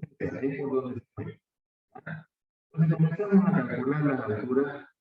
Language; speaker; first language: Spanish; native; Spanish